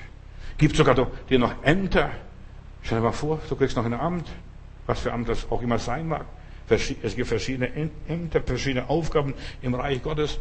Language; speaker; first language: German; non-native, fluent; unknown